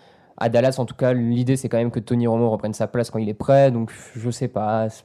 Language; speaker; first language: French; native; French